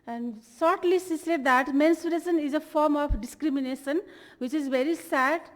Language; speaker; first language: English; non-native, local second language; Nepali